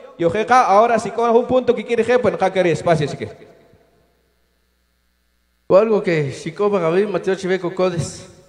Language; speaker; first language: Spanish; non-native, local second language; Kaqchikel